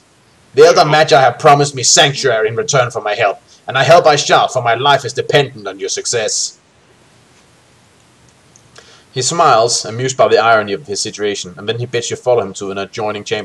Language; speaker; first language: English; native; English